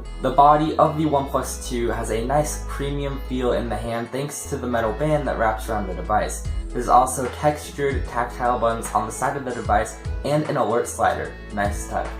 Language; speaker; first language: English; native; English